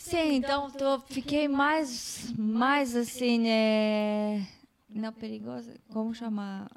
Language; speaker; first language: Portuguese; non-native, fluent; Hebrew